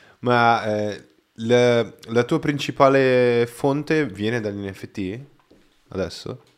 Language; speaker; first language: Italian; non-native, fluent; Portuguese